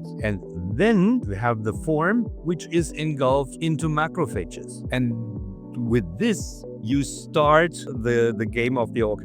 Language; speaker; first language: English; non-native, fluent; German